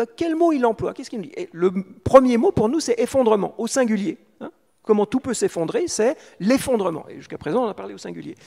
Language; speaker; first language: French; native; French